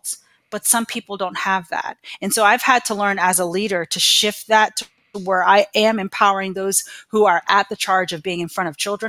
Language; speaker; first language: English; native; English